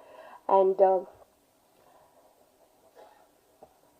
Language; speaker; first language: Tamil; non-native, learner; Telugu